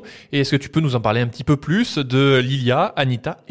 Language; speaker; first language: French; native; French